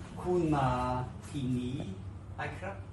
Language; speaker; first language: Thai; non-native, learner; German